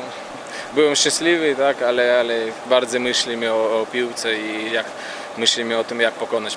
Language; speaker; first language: Polish; non-native, fluent; Latvian